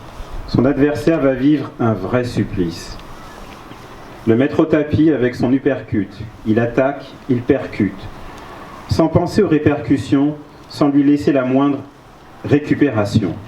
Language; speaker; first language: French; native; French